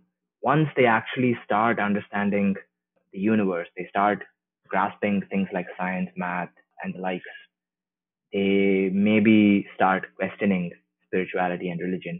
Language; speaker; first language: English; non-native, local second language; Tamil